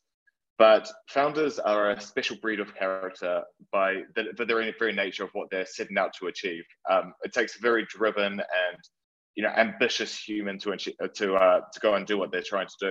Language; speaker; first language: English; native; English